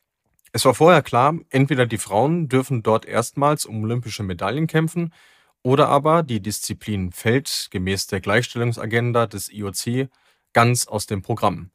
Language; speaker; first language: German; native; German